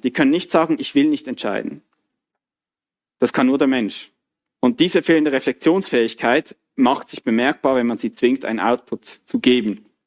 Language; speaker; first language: German; native; German